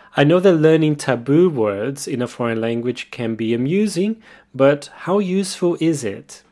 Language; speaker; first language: English; non-native, fluent; Portuguese